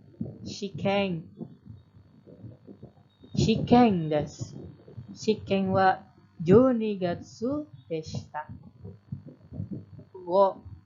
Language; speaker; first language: Japanese; non-native, fluent; Indonesian